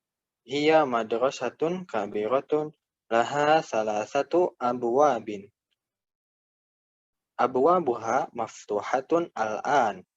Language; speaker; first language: Arabic; non-native, fluent; Indonesian